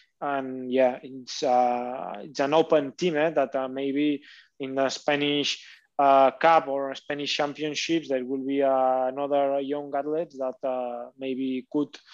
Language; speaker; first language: English; non-native, learner; Catalan